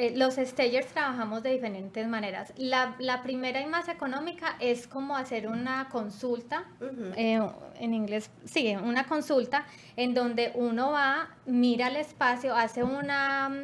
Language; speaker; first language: Spanish; native; Spanish